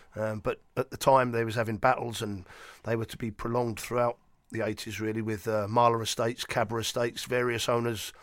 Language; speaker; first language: English; native; English